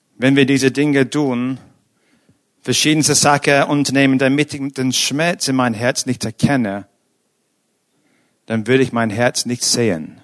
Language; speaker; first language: German; non-native, fluent; English